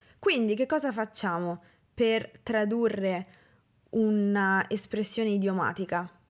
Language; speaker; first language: Italian; native; Italian